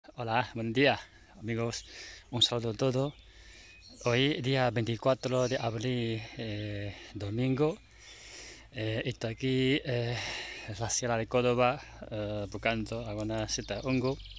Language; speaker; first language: Spanish; non-native, learner; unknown